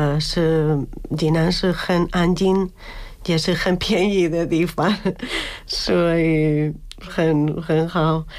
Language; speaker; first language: Chinese; non-native, fluent; Spanish